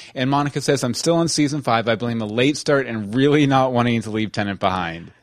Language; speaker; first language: English; native; English